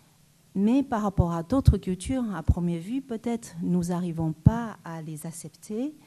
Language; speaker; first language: French; non-native, fluent; Chinese